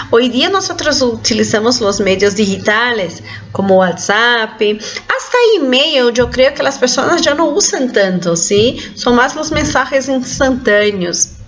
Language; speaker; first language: Spanish; non-native, fluent; Portuguese